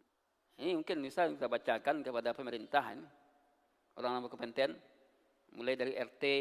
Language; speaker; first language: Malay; non-native, local second language; Minangkabau